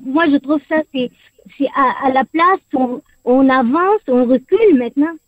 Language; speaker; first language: French; non-native, learner; Arabic